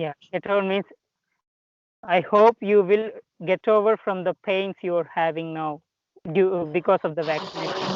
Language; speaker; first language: English; non-native, local second language; Telugu